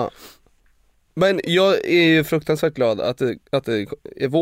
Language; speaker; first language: Swedish; native; Swedish